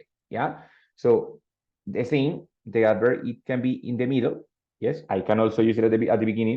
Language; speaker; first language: English; non-native, fluent; Spanish